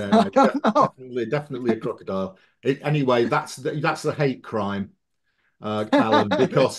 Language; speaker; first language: English; native; English